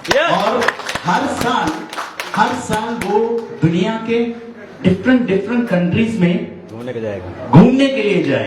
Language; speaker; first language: Hindi; non-native, learner; Nepali